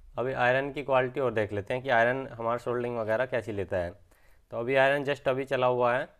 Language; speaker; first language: Hindi; native; Hindi